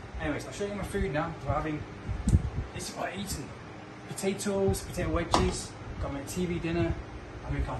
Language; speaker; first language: English; native; English